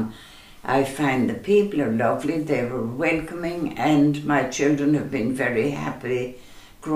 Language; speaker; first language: English; native; English